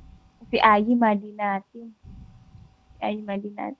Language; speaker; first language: Arabic; non-native, learner; Indonesian